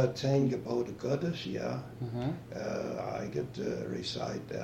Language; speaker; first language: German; early bilingual, heritage; German